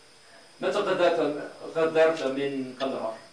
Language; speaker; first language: Arabic; non-native, learner; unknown